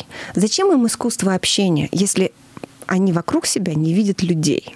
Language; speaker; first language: Russian; native; Russian